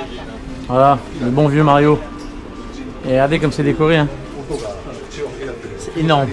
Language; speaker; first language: French; native; French